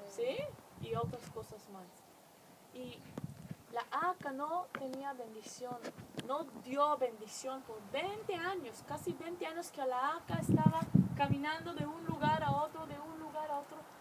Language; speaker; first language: Spanish; non-native, fluent; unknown